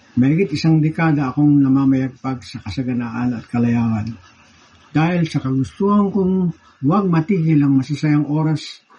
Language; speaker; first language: Filipino; native; Filipino